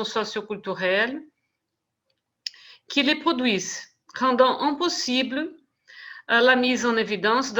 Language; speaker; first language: French; non-native, fluent; Portuguese